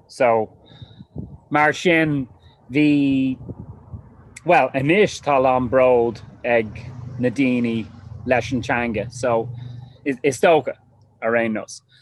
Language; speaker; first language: Irish; non-native, local second language; English